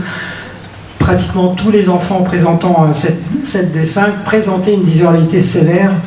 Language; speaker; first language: French; native; French